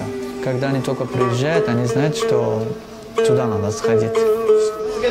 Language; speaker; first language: Russian; non-native, local second language; Tajik